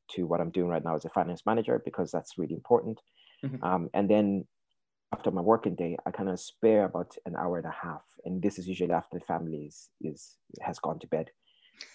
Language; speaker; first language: English; non-native, local second language; Shona